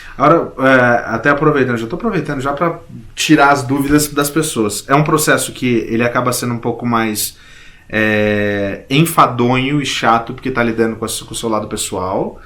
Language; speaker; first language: Portuguese; native; Portuguese